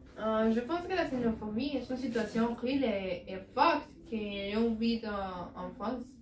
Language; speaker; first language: French; non-native, learner; Spanish